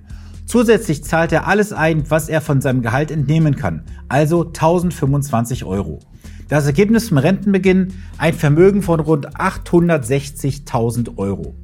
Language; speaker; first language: German; native; German